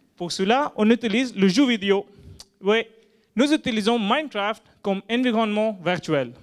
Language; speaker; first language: French; non-native, fluent; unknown